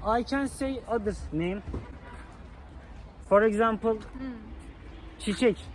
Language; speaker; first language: English; non-native, learner; Turkish